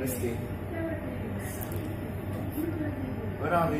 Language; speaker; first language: English; non-native, learner; Indonesian